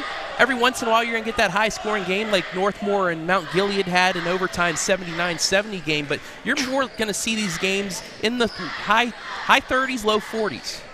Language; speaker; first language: English; native; English